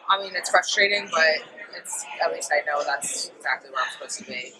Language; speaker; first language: English; native; English